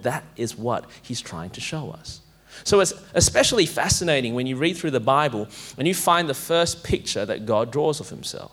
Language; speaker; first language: English; native; English